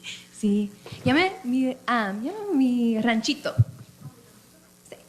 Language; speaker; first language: Spanish; early bilingual, other home language; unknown